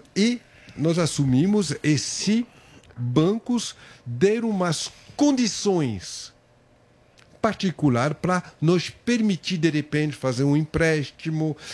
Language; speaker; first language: Portuguese; non-native, fluent; French